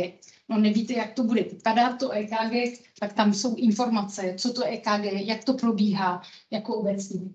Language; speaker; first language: Czech; non-native, fluent; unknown